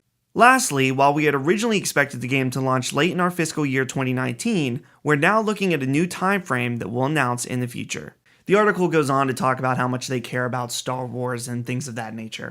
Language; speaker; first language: English; native; English